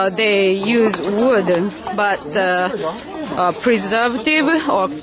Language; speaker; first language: English; non-native, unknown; Japanese